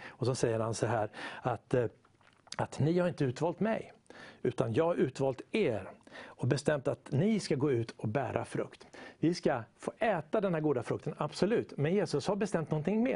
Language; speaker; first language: Swedish; native; Swedish